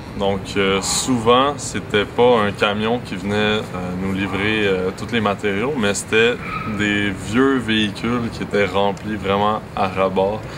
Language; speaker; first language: French; native; French